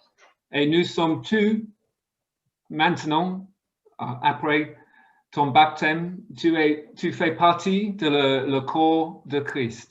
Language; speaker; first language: French; non-native, fluent; English